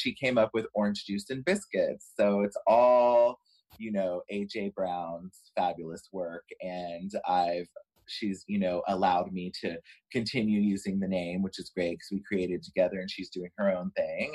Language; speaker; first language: English; native; English